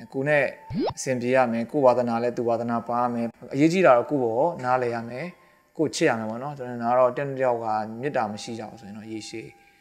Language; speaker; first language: Burmese; non-native, local second language; Shan